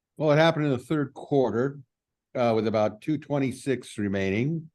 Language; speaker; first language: English; native; English